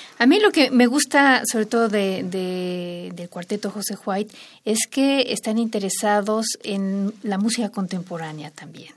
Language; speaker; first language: Spanish; native; Spanish